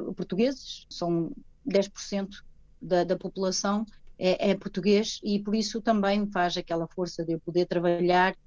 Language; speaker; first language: Portuguese; native; Portuguese